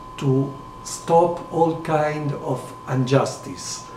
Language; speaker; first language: English; non-native, fluent; Spanish